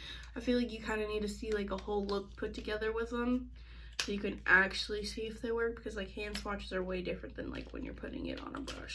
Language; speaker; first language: English; native; English